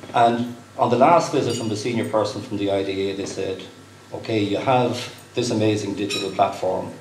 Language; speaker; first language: English; native; English